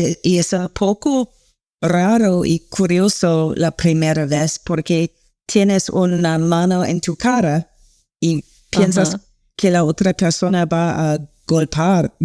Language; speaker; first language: Spanish; non-native, learner; English